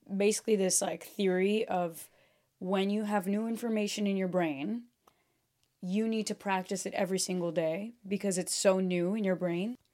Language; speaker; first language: English; early bilingual, other home language; Portuguese